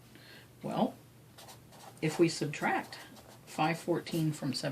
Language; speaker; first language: English; native; English